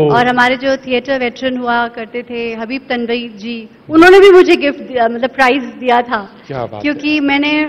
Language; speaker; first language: Hindi; native; Hindi